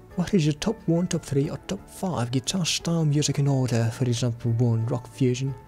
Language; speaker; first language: English; non-native, fluent; Russian